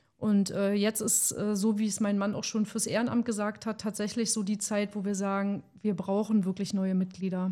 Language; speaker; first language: German; native; German